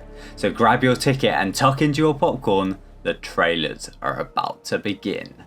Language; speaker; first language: English; native; English